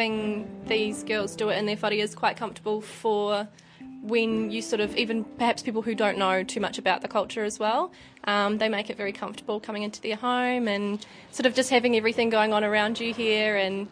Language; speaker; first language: English; native; English